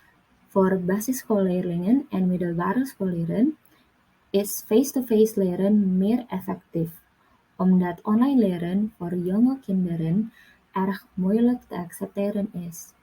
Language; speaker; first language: Dutch; non-native, learner; Indonesian